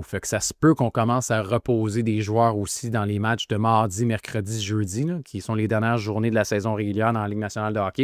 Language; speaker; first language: French; native; French